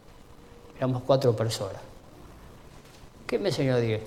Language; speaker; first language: Spanish; native; Spanish